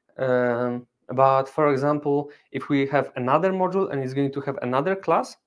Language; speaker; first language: English; non-native, fluent; Polish